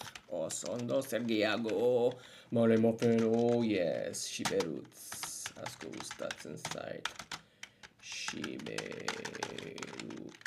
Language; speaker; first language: Basque; non-native, learner; English